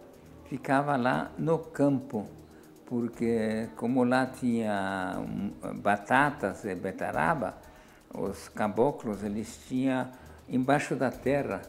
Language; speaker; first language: Portuguese; non-native, fluent; Polish